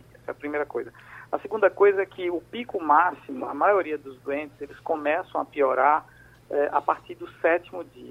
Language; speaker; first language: Portuguese; native; Portuguese